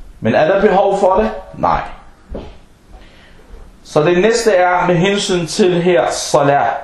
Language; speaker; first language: Danish; non-native, fluent; Arabic